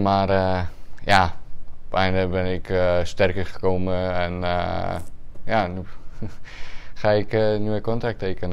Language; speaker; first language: Dutch; non-native, fluent; Czech